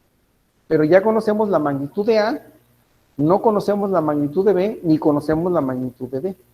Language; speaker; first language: Spanish; native; Spanish